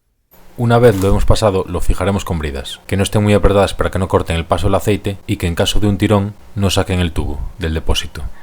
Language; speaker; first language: Spanish; native; Spanish